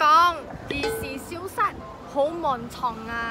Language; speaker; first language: Cantonese; non-native, learner; Chinese